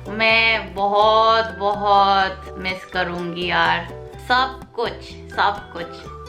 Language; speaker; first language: Hindi; non-native, local second language; Korean